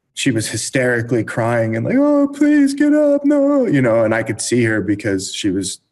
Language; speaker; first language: English; native; English